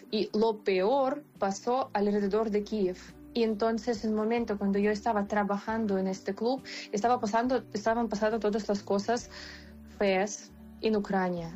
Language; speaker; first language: Spanish; non-native, fluent; Ukrainian